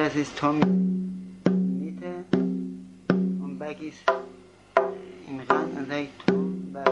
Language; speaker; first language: German; non-native, fluent; Kurdish